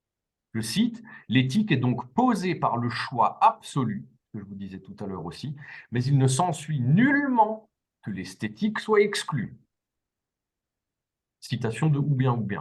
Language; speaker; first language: French; native; French